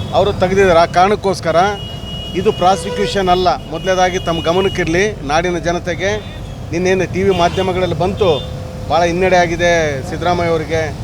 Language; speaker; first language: Kannada; native; Kannada